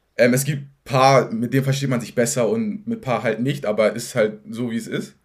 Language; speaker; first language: German; native; German